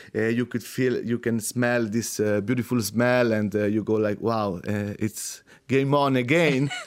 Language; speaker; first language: English; non-native, fluent; Italian